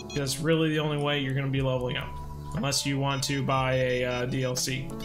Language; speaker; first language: English; native; English